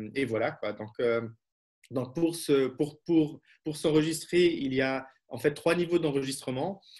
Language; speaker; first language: French; non-native, local second language; Arabic